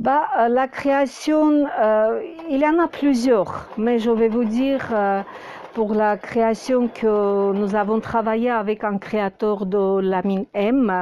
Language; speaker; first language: French; non-native, fluent; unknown